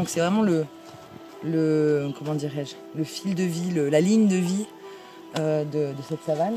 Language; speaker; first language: French; native; French